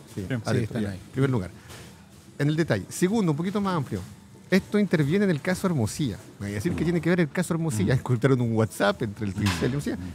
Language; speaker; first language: Spanish; non-native, fluent; French